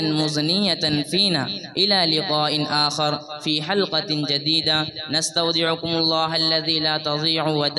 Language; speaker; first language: Arabic; non-native, learner; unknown